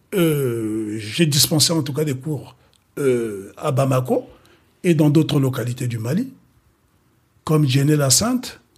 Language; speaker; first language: French; non-native, local second language; Kongo